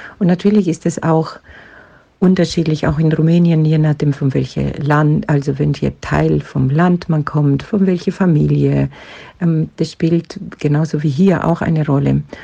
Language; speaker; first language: German; non-native, fluent; Romanian